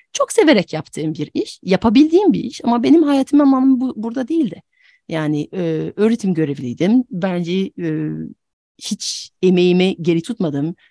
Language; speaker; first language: Turkish; non-native, fluent; French